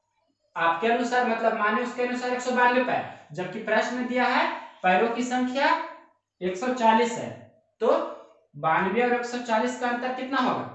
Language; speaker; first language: Hindi; native; Hindi